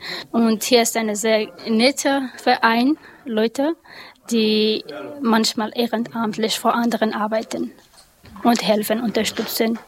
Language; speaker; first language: German; non-native, learner; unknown